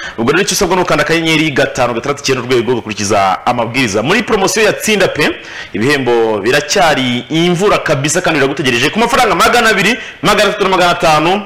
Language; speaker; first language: Kinyarwanda; native; Kinyarwanda